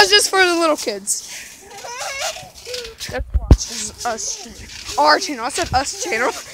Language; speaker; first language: English; native; English